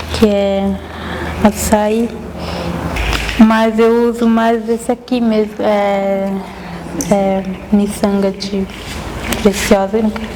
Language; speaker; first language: Portuguese; non-native, local second language; Guarani